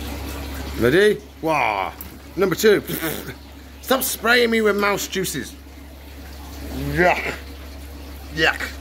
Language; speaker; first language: English; native; English